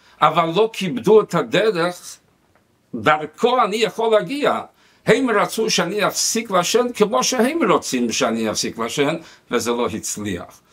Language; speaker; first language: Hebrew; non-native, fluent; Spanish